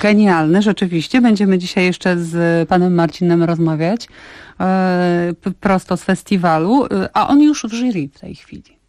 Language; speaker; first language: Polish; native; Polish